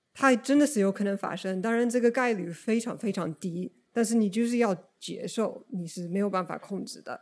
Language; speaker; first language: Chinese; non-native, fluent; English